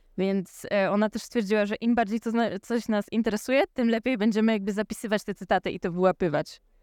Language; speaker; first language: Polish; native; Polish